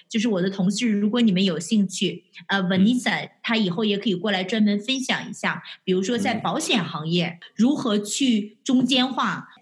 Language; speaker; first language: Chinese; native; Chinese